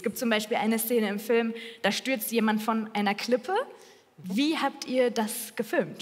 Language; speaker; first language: German; native; German